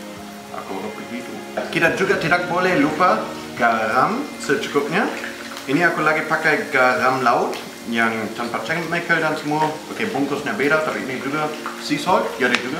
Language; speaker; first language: Indonesian; non-native, fluent; German